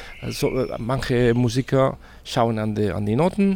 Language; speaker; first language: German; non-native, fluent; Spanish